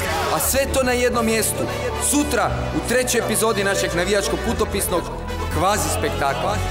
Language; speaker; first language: Serbian; native; Serbian